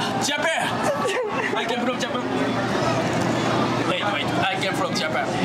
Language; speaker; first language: English; non-native, learner; Japanese